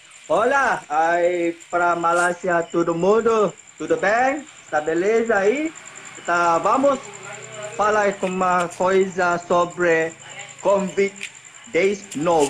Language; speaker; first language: Portuguese; non-native, learner; Malay